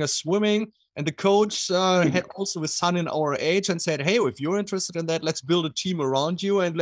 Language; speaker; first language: English; non-native, fluent; German